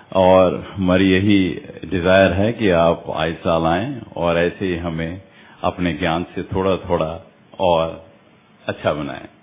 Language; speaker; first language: Hindi; non-native, local second language; Punjabi